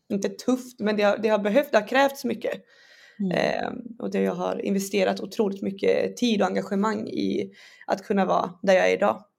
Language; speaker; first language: Swedish; native; Swedish